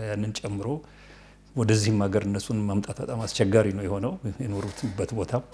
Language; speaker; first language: Amharic; native; Amharic